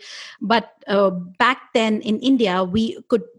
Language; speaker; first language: English; non-native, local second language; Hindi